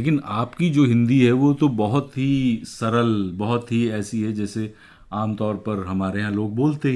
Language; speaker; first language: Hindi; native; Hindi